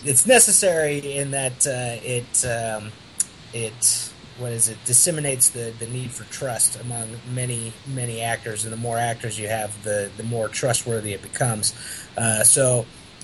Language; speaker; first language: English; native; English